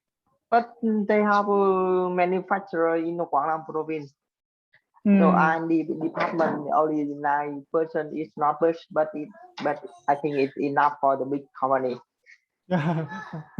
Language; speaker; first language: English; non-native, learner; Vietnamese